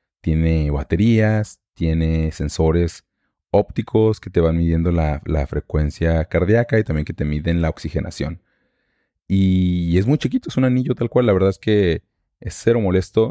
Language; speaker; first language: Spanish; native; Spanish